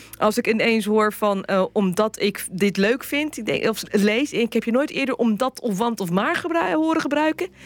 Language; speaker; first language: Dutch; native; Dutch